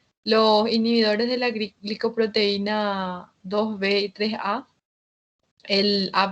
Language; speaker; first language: Spanish; native; Spanish